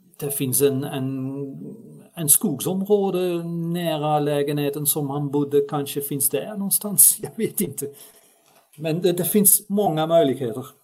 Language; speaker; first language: Swedish; non-native, fluent; Dutch